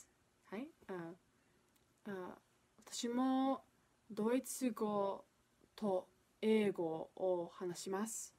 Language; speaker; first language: Japanese; non-native, learner; English